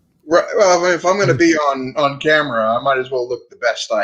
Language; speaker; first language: English; native; English